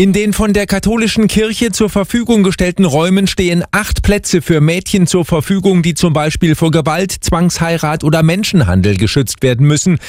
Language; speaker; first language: German; native; German